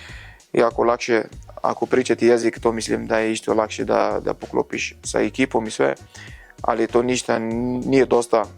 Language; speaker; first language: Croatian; non-native, learner; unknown